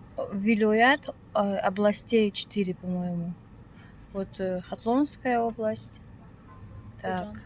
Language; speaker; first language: Russian; early bilingual, other home language; Tajik